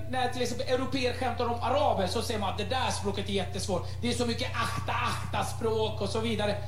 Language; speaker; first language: Swedish; early bilingual, other home language; Arabic